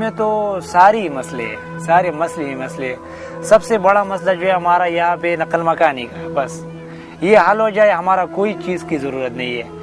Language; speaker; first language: Urdu; non-native, local second language; Pashto